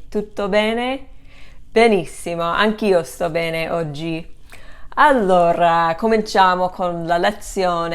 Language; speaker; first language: Italian; non-native, fluent; English